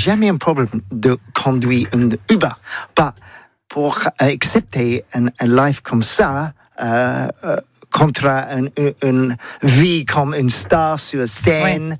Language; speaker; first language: French; non-native, learner; English